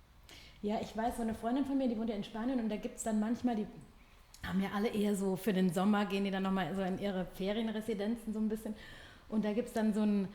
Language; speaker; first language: German; native; German